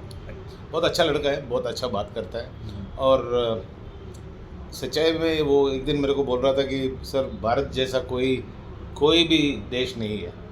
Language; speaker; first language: Hindi; non-native, local second language; Malayalam